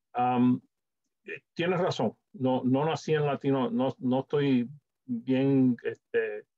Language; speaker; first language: Spanish; native; Spanish